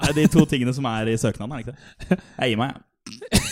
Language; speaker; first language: Norwegian; native; Norwegian